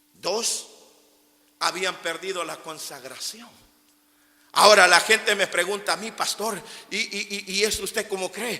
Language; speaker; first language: Spanish; native; Spanish